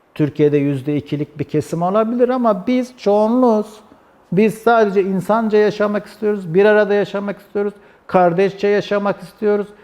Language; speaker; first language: Turkish; native; Turkish